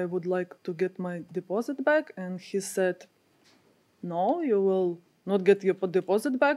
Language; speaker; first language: English; non-native, learner; Ukrainian